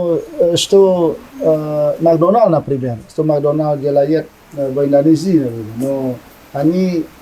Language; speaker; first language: Russian; non-native, learner; Indonesian